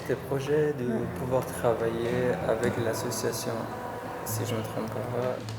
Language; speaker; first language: French; non-native, learner; Persian